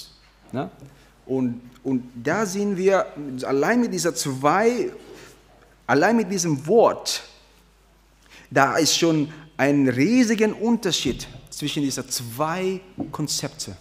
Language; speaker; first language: German; non-native, fluent; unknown